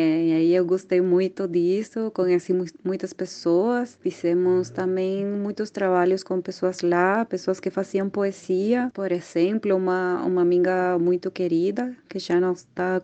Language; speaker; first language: Portuguese; non-native, fluent; Spanish